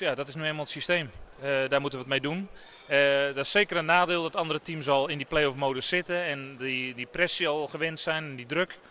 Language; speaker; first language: Dutch; native; Dutch